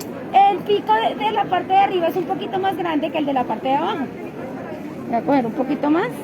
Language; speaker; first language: Spanish; native; Spanish